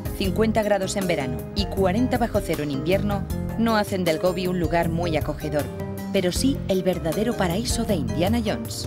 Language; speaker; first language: Spanish; native; Spanish